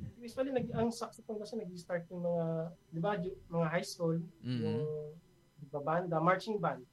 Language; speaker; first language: Filipino; non-native, local second language; Bikol